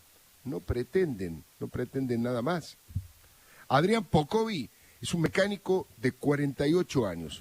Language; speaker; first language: Spanish; native; Spanish